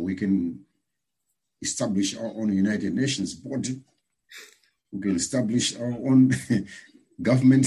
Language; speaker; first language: English; non-native, local second language; Shona